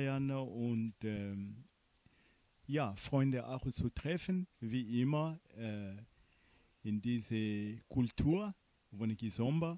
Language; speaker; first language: German; non-native, fluent; Portuguese